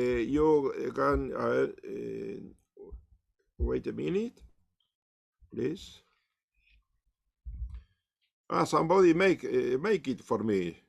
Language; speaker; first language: English; non-native, learner; Spanish